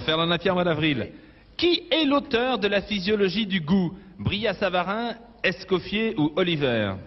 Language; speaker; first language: French; native; French